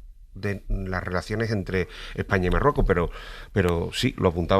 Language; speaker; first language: Spanish; native; Spanish